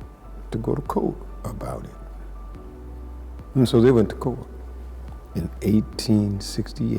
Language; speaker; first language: English; native; English